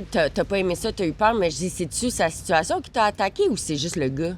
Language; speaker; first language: French; native; French